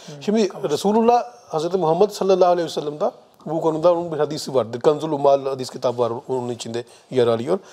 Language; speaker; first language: Turkish; non-native, fluent; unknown